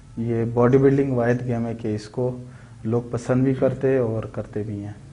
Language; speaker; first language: Urdu; non-native, local second language; Pashto